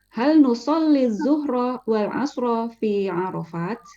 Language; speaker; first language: Arabic; non-native, learner; Indonesian